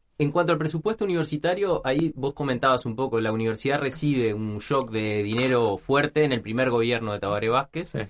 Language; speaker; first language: Spanish; native; Spanish